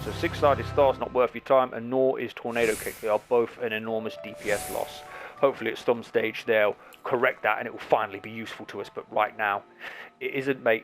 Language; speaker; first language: English; native; English